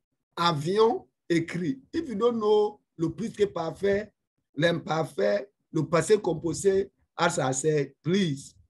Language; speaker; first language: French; non-native, fluent; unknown